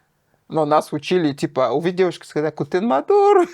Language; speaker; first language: Russian; non-native, fluent; French